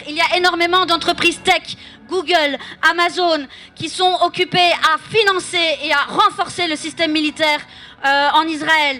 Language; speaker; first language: French; native; French